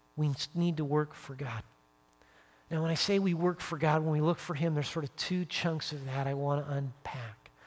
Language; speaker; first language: English; native; English